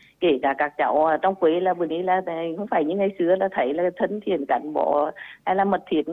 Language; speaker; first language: Vietnamese; non-native, local second language; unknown